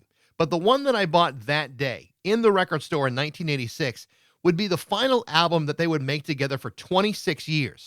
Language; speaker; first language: English; native; English